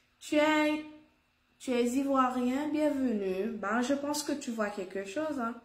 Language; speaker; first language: French; non-native, local second language; Haitian Creole